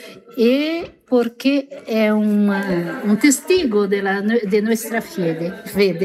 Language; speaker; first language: Spanish; non-native, learner; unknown